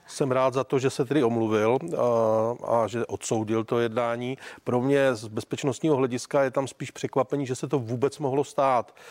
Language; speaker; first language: Czech; native; Czech